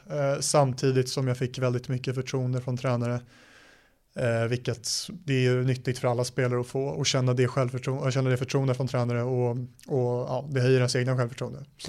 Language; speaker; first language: Swedish; native; Swedish